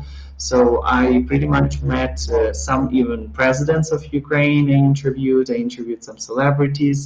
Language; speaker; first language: English; non-native, fluent; Ukrainian